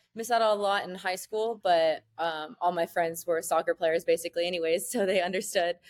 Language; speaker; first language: English; native; English